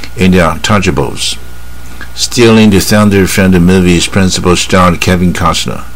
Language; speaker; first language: English; non-native, fluent; Chinese